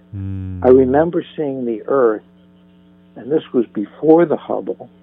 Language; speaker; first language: English; native; English